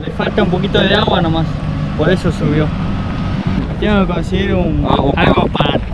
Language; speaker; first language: Spanish; native; Spanish